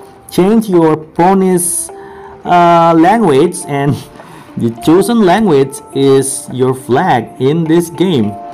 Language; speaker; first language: English; non-native, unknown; Indonesian